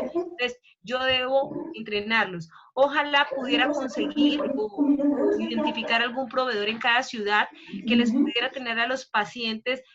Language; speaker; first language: Spanish; native; Spanish